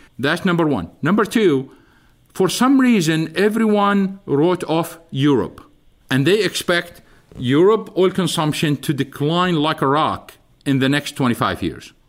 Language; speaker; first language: English; non-native, fluent; Arabic